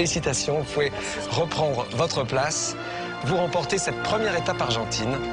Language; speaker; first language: French; native; French